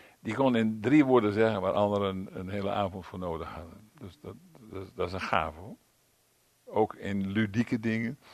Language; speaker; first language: Dutch; native; Dutch